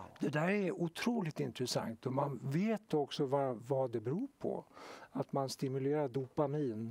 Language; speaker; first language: Swedish; native; Swedish